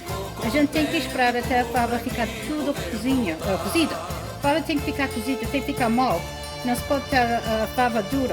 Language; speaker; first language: Portuguese; early bilingual, heritage; Portuguese